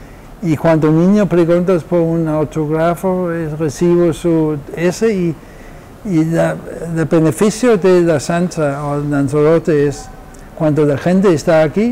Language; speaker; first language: Spanish; non-native, fluent; Danish